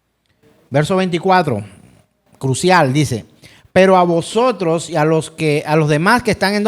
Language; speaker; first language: Spanish; native; Spanish